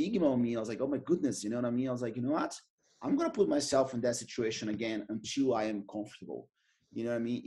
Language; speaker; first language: English; non-native, fluent; Portuguese